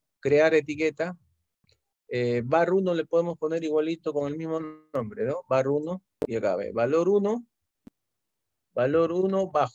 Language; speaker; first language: Spanish; native; Spanish